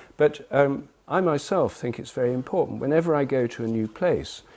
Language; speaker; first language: English; native; English